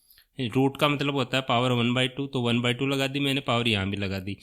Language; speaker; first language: Hindi; native; Hindi